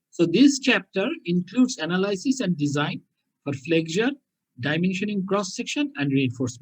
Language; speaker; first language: English; non-native, local second language; Bangla